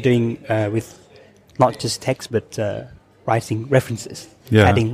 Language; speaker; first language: English; non-native, fluent; Thai